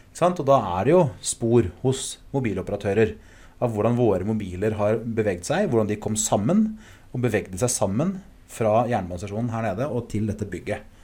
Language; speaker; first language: Norwegian; early bilingual, other home language; English